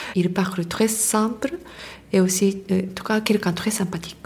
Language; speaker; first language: French; non-native, fluent; Japanese